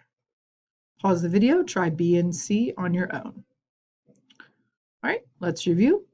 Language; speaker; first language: English; native; English